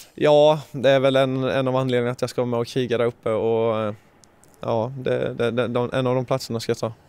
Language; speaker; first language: Swedish; native; Swedish